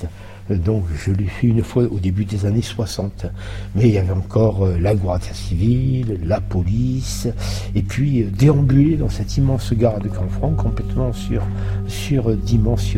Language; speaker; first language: French; native; French